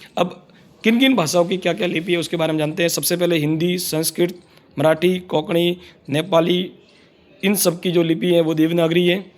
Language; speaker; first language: Hindi; native; Hindi